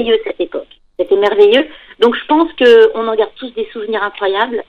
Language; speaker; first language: French; native; French